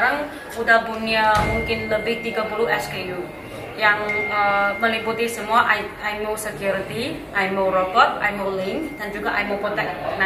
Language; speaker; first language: Indonesian; non-native, learner; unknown